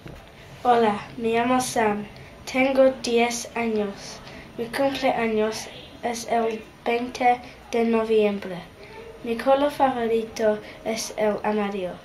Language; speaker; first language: Spanish; non-native, learner; English